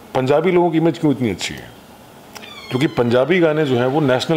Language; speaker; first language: Hindi; native; Hindi